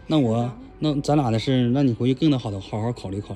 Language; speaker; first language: Chinese; native; Chinese